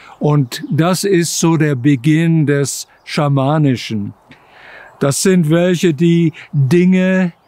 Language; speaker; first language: German; native; German